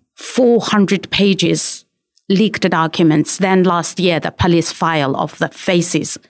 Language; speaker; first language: English; non-native, fluent; Chinese